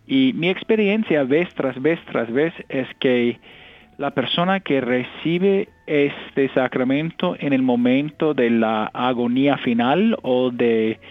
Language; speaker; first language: Spanish; non-native, fluent; English